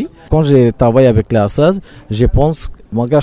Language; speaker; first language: French; non-native, learner; Bangla